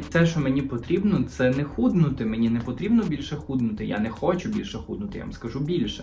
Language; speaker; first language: Ukrainian; non-native, local second language; Russian